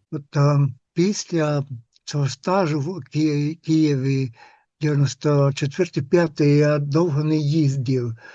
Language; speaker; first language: Ukrainian; non-native, fluent; Finnish